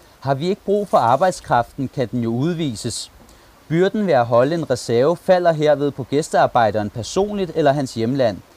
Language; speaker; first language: Danish; early bilingual, other home language; Turkish